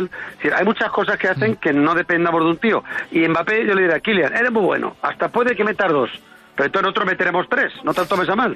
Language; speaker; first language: Spanish; native; Spanish